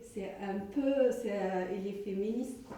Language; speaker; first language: French; early bilingual, other home language; Arabic